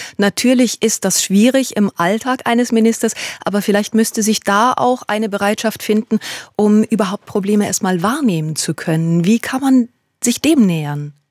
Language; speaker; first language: German; native; German